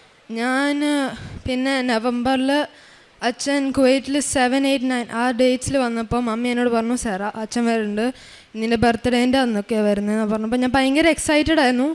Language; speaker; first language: Malayalam; early bilingual, heritage; Malayalam